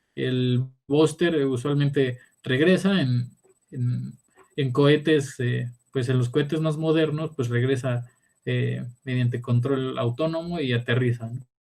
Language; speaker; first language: Spanish; native; Spanish